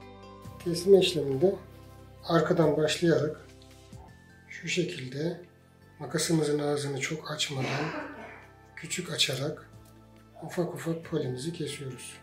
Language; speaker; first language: Turkish; native; Turkish